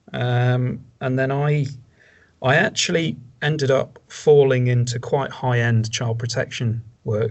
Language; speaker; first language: English; native; English